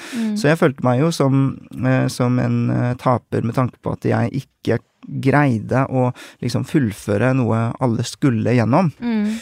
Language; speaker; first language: Norwegian; early bilingual, other home language; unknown